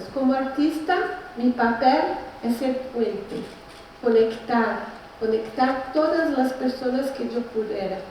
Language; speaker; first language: Spanish; non-native, learner; Portuguese